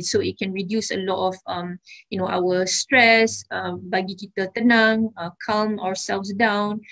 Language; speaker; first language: English; non-native, local second language; Malay